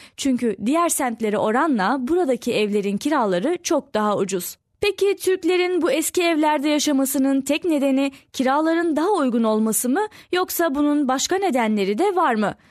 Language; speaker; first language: Turkish; native; Turkish